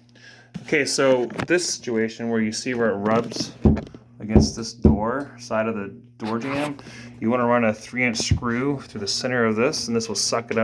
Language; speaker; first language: English; native; English